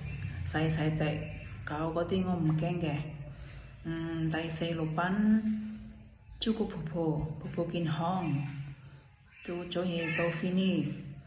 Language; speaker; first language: Cantonese; non-native, learner; Indonesian